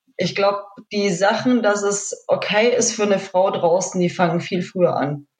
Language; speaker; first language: German; native; German